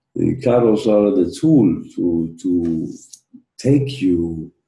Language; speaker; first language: English; non-native, fluent; Spanish